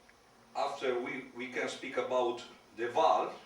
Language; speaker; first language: English; non-native, learner; Italian